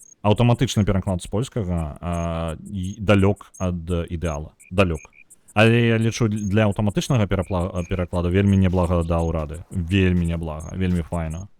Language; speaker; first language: Belarusian; non-native, local second language; Russian